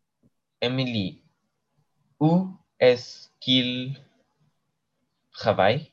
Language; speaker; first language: French; non-native, learner; English